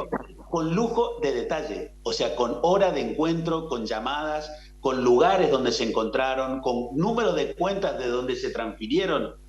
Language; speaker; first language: Spanish; native; Spanish